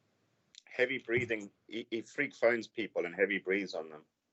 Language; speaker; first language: English; native; English